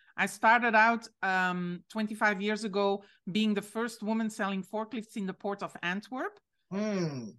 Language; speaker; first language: English; non-native, fluent; French